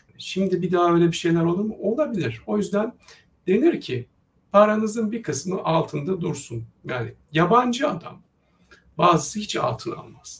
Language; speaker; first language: Turkish; native; Turkish